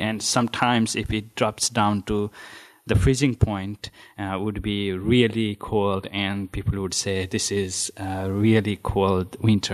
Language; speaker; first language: English; non-native, fluent; Nepali